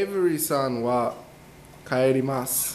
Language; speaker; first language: Japanese; non-native, learner; English